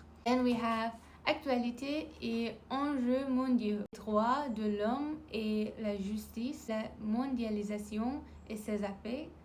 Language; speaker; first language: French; non-native, learner; Persian